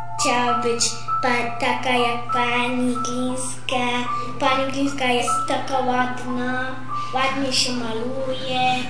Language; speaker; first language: Polish; non-native, local second language; Romany